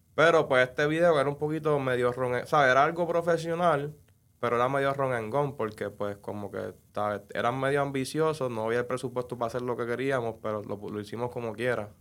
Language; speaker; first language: Spanish; native; Spanish